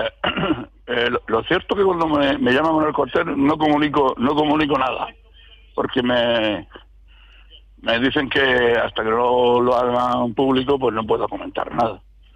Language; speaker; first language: Spanish; native; Spanish